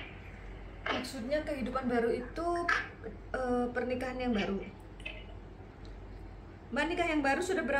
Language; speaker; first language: Indonesian; native; Indonesian